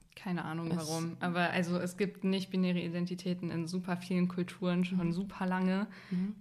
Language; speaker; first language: German; native; German